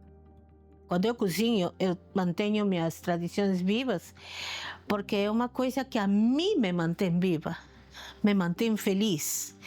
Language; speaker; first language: Portuguese; non-native, fluent; Spanish